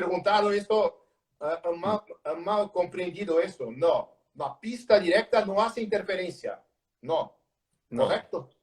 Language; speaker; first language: Spanish; non-native, learner; Portuguese